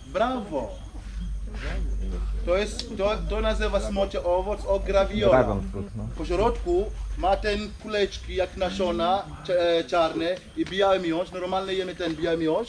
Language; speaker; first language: Polish; non-native, learner; Swahili